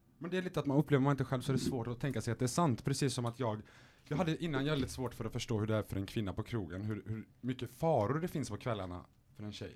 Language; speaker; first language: Swedish; early bilingual, other home language; Arabic